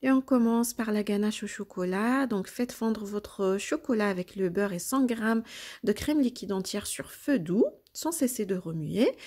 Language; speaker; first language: French; non-native, local second language; Arabic